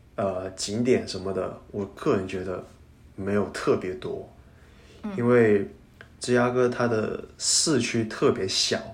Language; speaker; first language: Chinese; non-native, local second language; Cantonese